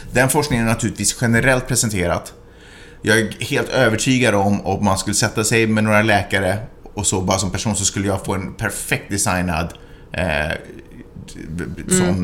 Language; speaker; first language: Swedish; native; Swedish